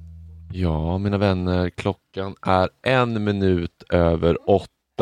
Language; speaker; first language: Swedish; native; Swedish